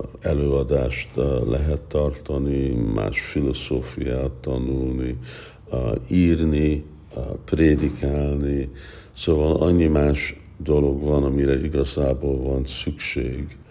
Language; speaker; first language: Hungarian; early bilingual, heritage; Hungarian